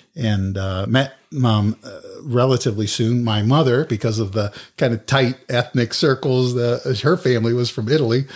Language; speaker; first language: English; native; English